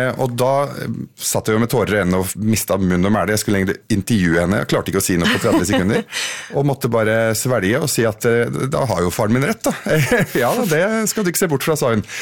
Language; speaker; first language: Norwegian; early bilingual, other home language; Arabic